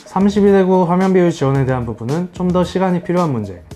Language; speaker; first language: Korean; native; Korean